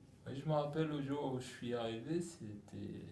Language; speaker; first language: French; non-native, local second language; Arabic